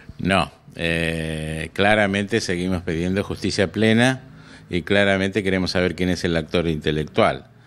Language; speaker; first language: Spanish; native; Spanish